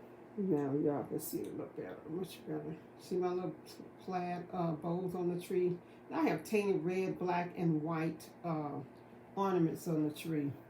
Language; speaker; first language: English; native; English